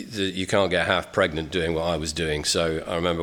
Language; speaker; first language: English; native; English